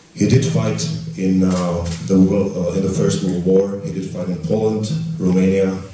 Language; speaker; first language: English; non-native, fluent; Czech